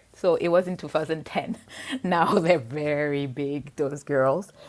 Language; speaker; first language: English; non-native, fluent; French